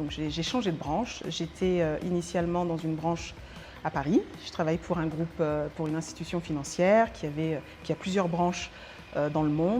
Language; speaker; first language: French; early bilingual, other home language; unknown